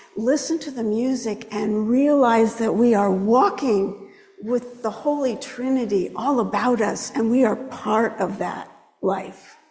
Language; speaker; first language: English; native; English